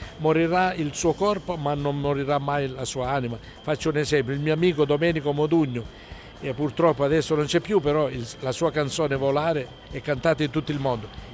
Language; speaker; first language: Italian; native; Italian